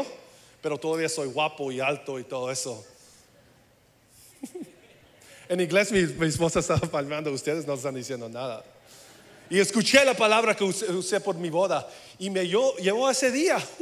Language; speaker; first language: Spanish; early bilingual, heritage; English